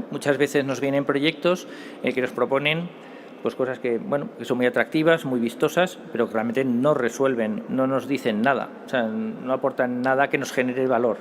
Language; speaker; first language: Spanish; native; Spanish